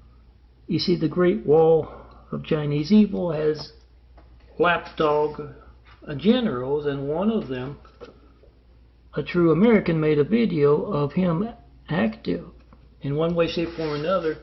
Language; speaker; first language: English; native; English